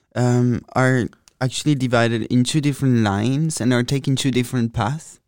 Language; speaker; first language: English; non-native, fluent; Italian